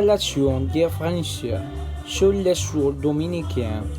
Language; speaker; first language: French; non-native, learner; Spanish